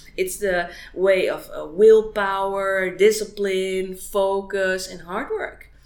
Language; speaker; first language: English; non-native, fluent; Dutch